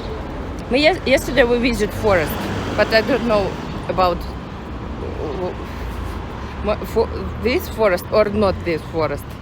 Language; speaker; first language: English; non-native, learner; Russian